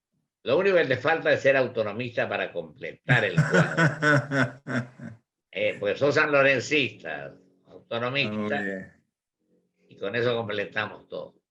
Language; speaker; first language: Spanish; native; Spanish